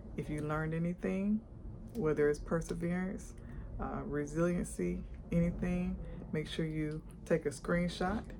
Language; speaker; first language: English; native; English